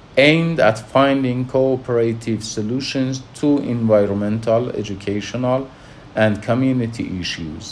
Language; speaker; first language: English; non-native, fluent; Persian